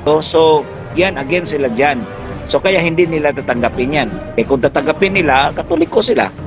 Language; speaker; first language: Filipino; non-native, local second language; Cebuano